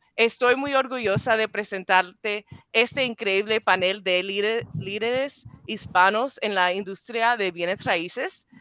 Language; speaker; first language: Spanish; early bilingual, heritage; Spanish